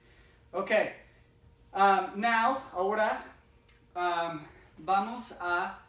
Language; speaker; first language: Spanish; non-native, fluent; English